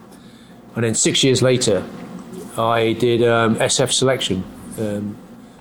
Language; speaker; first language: English; native; English